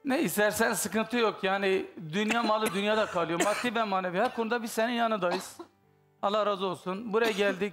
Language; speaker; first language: Turkish; native; Turkish